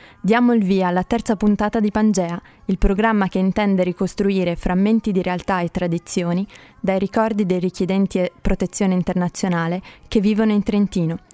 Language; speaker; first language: Italian; native; Italian